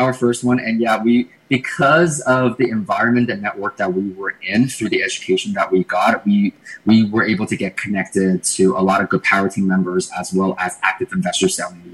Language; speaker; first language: English; non-native, fluent; Chinese